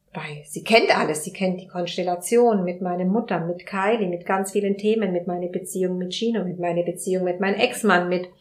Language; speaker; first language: German; non-native, fluent; Spanish